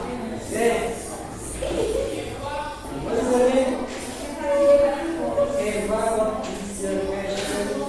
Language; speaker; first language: English; non-native, learner; Indonesian